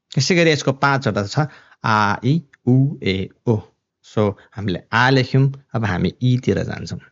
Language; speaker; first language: Nepali; non-native, local second language; Eastern Tamang